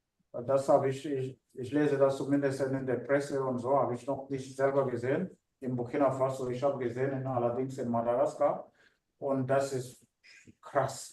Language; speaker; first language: German; non-native, fluent; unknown